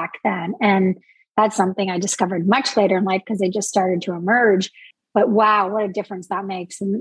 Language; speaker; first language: English; native; English